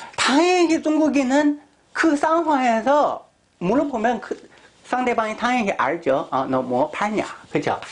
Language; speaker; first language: Korean; non-native, fluent; Chinese